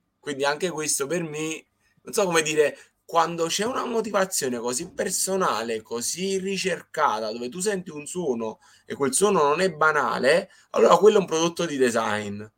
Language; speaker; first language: Italian; native; Italian